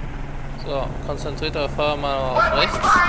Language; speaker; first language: German; native; German